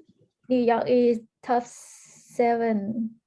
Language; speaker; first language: English; early bilingual, heritage; Vietnamese